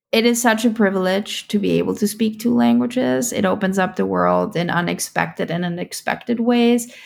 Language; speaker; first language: English; non-native, fluent; German